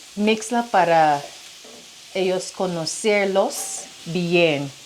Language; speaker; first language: Spanish; non-native, learner; English